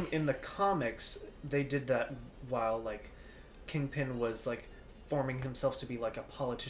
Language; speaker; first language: English; early bilingual, other home language; Spanish